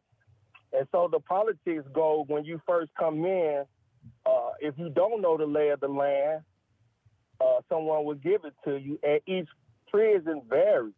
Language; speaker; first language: English; native; English